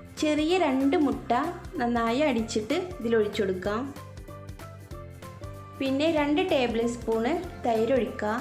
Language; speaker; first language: Malayalam; native; Malayalam